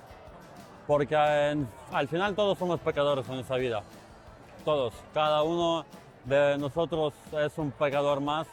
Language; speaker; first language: Spanish; non-native, fluent; Ukrainian